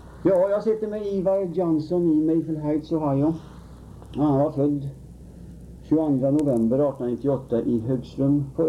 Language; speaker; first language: Swedish; native; Swedish